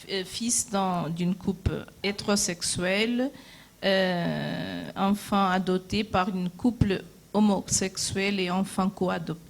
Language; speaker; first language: French; non-native, fluent; Portuguese